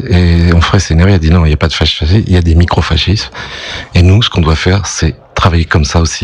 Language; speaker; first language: French; native; French